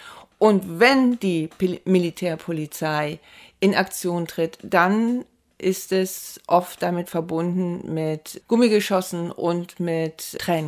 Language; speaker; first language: German; native; German